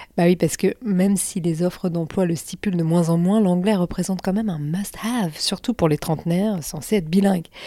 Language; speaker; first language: French; native; French